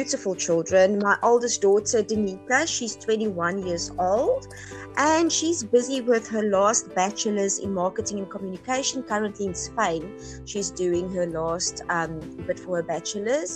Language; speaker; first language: English; non-native, local second language; Afrikaans